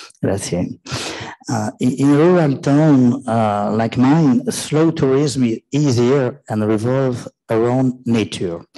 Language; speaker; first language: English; non-native, learner; French